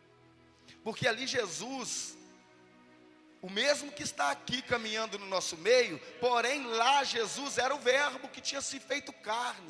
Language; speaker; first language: Portuguese; native; Portuguese